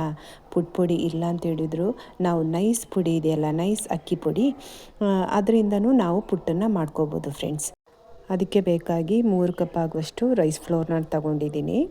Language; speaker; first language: Kannada; native; Kannada